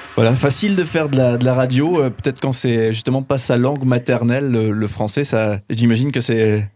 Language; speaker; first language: French; native; French